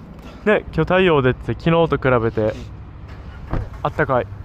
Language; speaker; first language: Japanese; native; Japanese